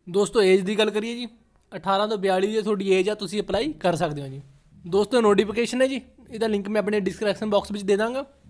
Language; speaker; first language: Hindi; non-native, local second language; Punjabi